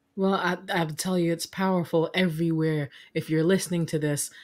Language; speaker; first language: English; native; English